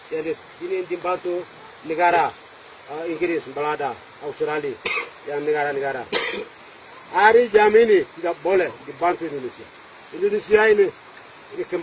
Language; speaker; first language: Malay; non-native, local second language; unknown